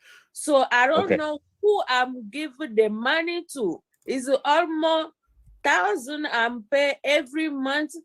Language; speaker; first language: English; non-native, learner; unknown